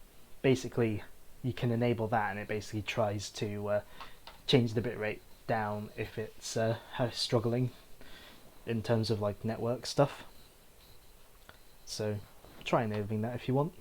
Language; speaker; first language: English; native; English